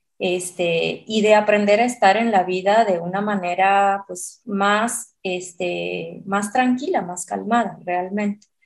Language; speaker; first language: Spanish; non-native, fluent; Italian